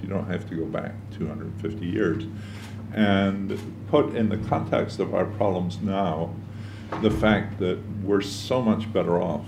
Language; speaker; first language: English; native; English